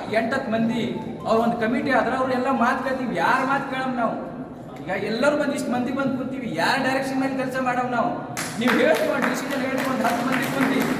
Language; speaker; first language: Kannada; non-native, local second language; Lambadi